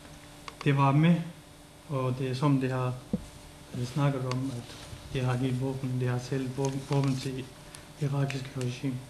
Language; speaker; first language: Danish; non-native, fluent; Kurdish